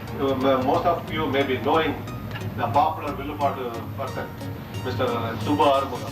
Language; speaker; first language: English; non-native, local second language; Tamil